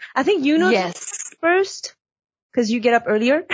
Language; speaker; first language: English; early bilingual, heritage; Chinese